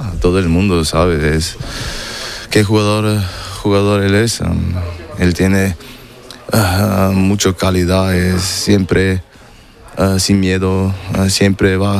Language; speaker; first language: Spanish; non-native, learner; German